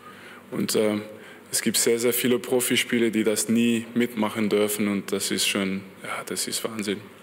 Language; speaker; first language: German; non-native, fluent; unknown